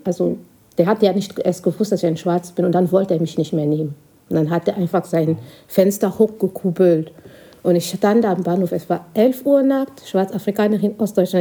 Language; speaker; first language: German; non-native, fluent; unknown